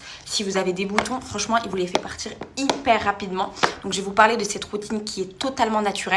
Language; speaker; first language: French; native; French